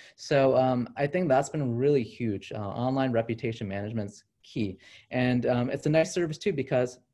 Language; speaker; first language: English; native; English